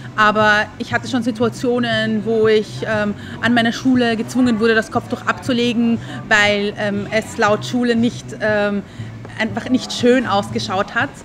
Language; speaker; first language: German; early bilingual, other home language; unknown